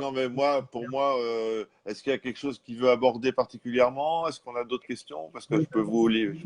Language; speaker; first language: French; native; French